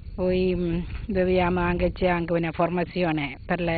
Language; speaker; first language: Italian; non-native, fluent; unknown